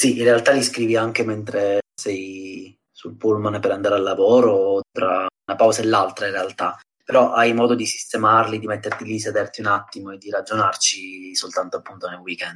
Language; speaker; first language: Italian; native; Italian